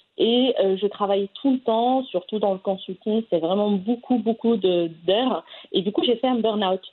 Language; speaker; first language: French; non-native, local second language; Arabic